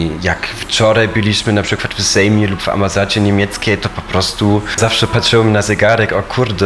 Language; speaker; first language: Polish; non-native, fluent; German